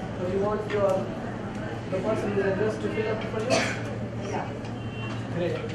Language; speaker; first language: English; non-native, local second language; Gujarati